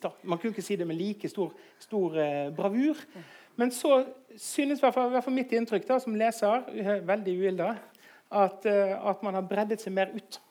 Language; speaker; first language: Norwegian; native; Norwegian